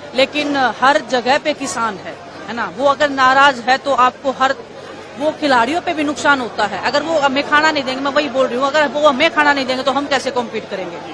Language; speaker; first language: Hindi; native; Hindi